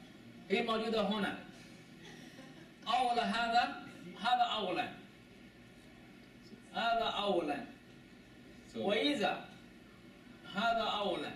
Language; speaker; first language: Arabic; non-native, learner; Chinese